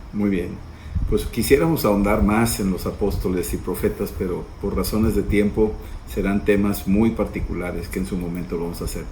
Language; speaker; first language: Spanish; native; Spanish